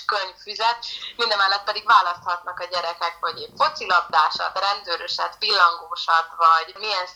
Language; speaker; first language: Hungarian; native; Hungarian